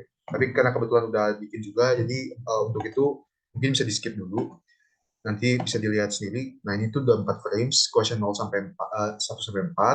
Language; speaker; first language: Indonesian; native; Indonesian